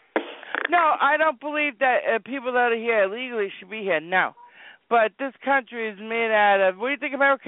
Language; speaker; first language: English; native; English